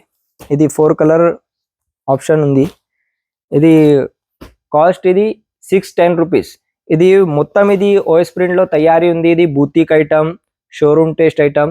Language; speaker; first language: Telugu; non-native, local second language; Urdu